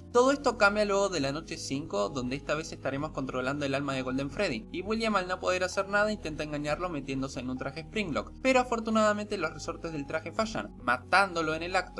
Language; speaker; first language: Spanish; native; Spanish